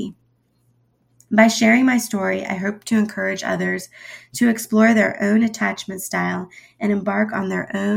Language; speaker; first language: English; early bilingual, other home language; Spanish